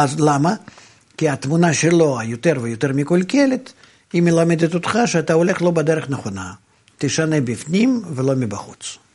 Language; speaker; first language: Hebrew; non-native, fluent; Russian